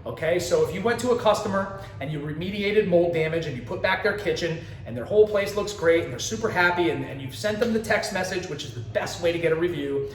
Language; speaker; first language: English; native; English